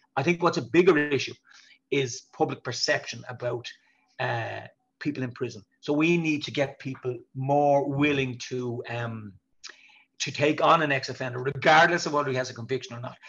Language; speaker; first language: English; native; English